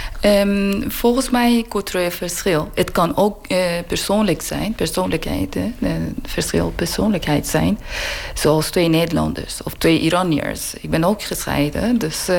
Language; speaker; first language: Dutch; non-native, learner; Persian